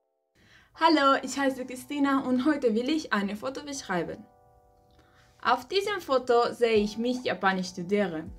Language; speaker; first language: German; non-native, learner; Catalan